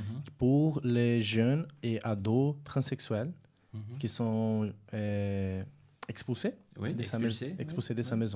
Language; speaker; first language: French; non-native, fluent; Portuguese